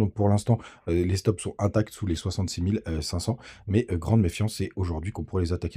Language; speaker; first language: French; native; French